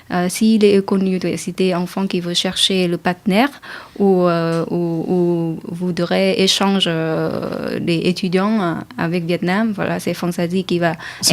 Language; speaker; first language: French; non-native, learner; Vietnamese